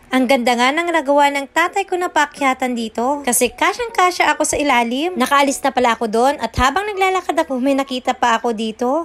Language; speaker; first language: Filipino; non-native, local second language; Iloko